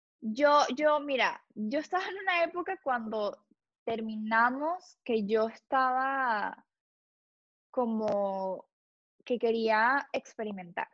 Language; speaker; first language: Spanish; native; Spanish